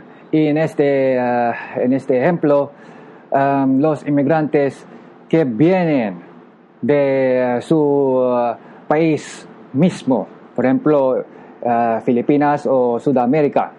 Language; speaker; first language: Spanish; non-native, learner; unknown